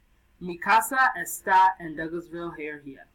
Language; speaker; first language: Spanish; non-native, learner; English